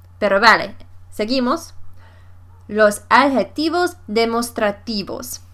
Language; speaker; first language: Spanish; non-native, fluent; English